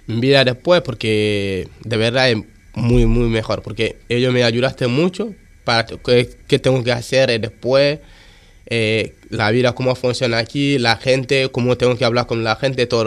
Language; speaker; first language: Spanish; non-native, learner; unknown